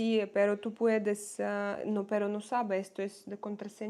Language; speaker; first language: Spanish; non-native, learner; Russian